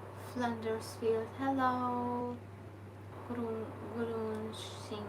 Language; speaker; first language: English; non-native, learner; Ukrainian